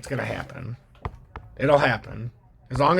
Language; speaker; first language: English; native; English